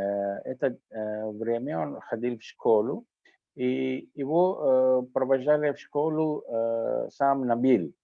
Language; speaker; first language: Russian; non-native, fluent; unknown